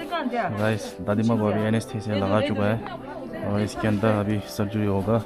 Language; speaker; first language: Hindi; non-native, fluent; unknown